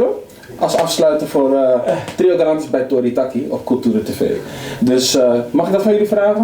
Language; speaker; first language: Dutch; native; Dutch